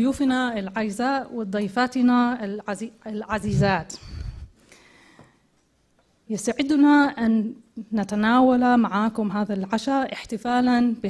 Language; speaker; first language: Arabic; non-native, fluent; English